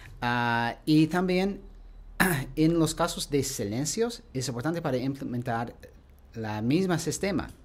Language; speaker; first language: Spanish; non-native, learner; English